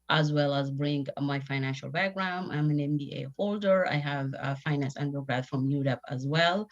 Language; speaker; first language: English; non-native, fluent; Somali